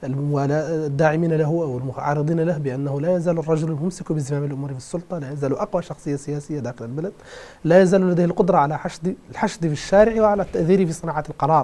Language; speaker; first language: Arabic; native; Arabic